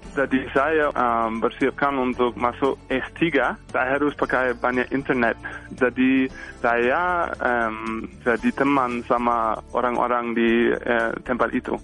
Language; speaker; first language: Indonesian; non-native, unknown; English